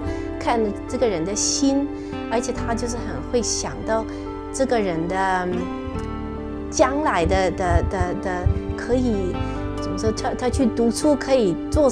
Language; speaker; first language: Chinese; non-native, local second language; Norwegian